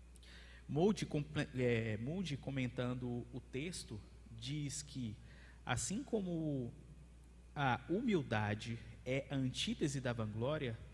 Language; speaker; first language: Portuguese; native; Portuguese